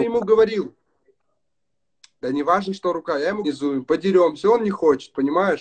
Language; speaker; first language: Russian; native; Russian